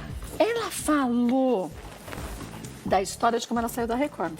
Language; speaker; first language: Portuguese; native; Portuguese